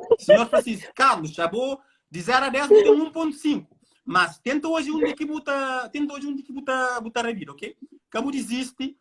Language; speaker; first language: Portuguese; non-native, local second language; Kabuverdianu